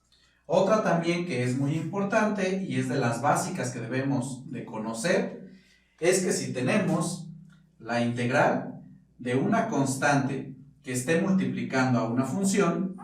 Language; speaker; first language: Spanish; native; Spanish